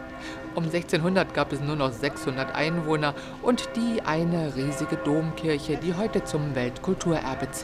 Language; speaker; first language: German; native; German